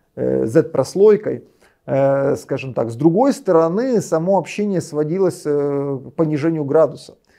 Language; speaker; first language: Russian; native; Russian